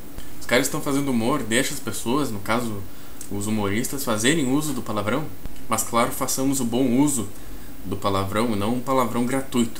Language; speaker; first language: Portuguese; native; Portuguese